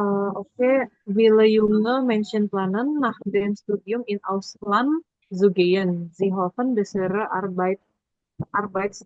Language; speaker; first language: German; non-native, learner; Indonesian